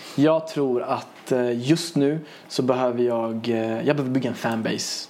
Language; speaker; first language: Swedish; early bilingual, other home language; Persian